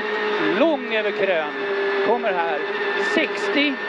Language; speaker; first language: Swedish; native; Swedish